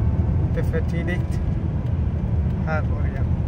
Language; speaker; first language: Swedish; non-native, learner; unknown